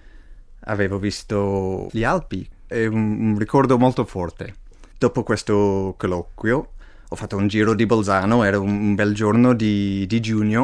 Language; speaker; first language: Italian; non-native, fluent; English